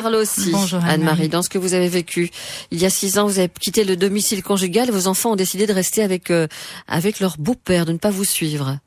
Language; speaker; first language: French; native; French